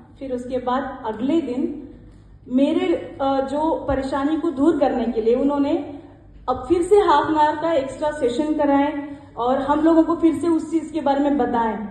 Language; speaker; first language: Hindi; non-native, local second language; Kannada